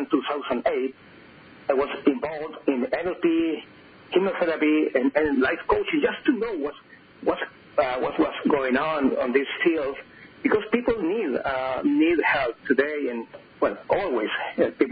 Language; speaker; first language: English; non-native, fluent; Spanish